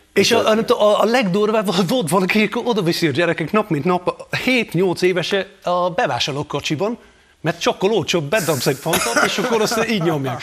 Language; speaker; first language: Hungarian; non-native, fluent; English